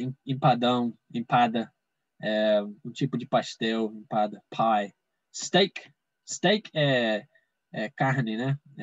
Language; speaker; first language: Portuguese; non-native, fluent; English